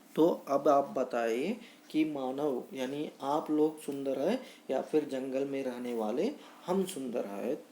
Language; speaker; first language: Hindi; non-native, local second language; Kannada